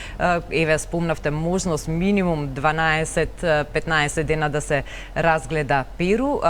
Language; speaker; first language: Macedonian; native; Macedonian